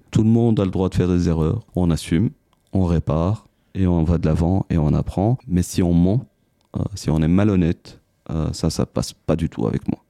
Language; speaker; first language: French; non-native, local second language; Arabic